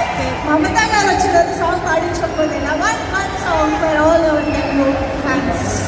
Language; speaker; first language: Telugu; native; Telugu